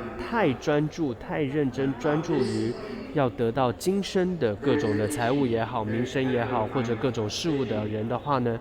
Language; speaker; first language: Chinese; native; Chinese